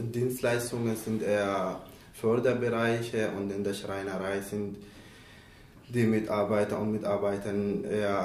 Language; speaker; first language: German; non-native, learner; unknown